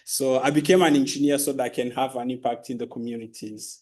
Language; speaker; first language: English; non-native, local second language; Kinyarwanda